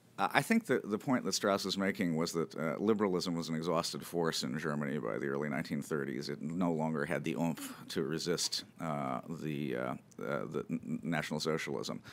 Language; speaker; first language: English; native; English